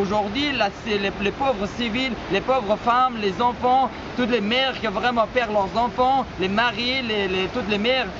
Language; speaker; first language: French; non-native, fluent; Persian